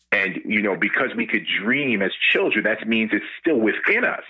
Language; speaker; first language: English; native; English